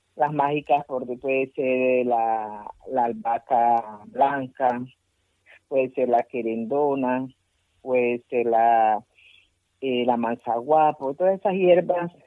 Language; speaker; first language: Spanish; native; Spanish